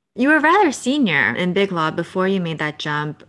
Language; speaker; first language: English; native; English